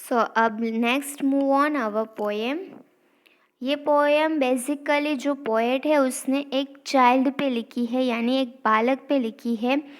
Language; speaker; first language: Hindi; non-native, local second language; Gujarati